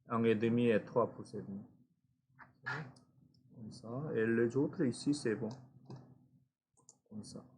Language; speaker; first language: French; non-native, fluent; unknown